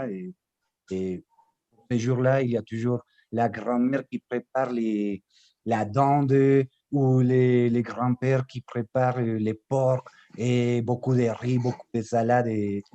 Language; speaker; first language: French; non-native, fluent; Spanish